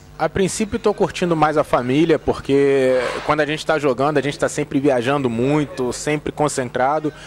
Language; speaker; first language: Portuguese; native; Portuguese